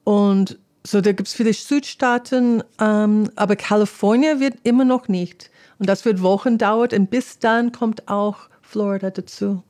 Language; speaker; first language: German; non-native, fluent; English